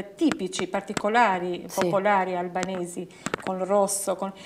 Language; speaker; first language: Italian; non-native, fluent; Albanian